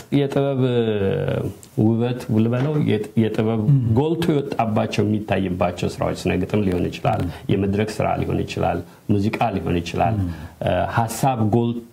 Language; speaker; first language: Amharic; native; Amharic